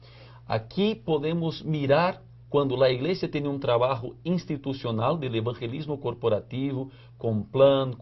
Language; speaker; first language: Spanish; non-native, fluent; Portuguese